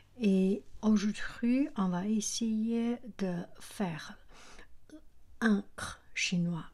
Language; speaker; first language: French; non-native, learner; Chinese